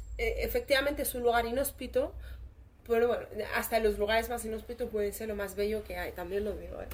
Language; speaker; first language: Spanish; early bilingual, other home language; Arabic